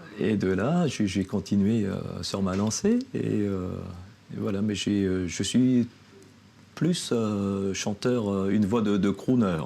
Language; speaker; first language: French; non-native, local second language; Javanese